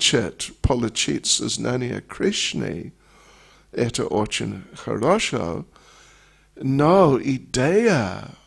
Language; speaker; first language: Russian; non-native, learner; English